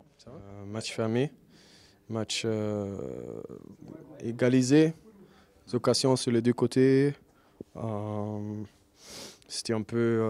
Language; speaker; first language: French; non-native, fluent; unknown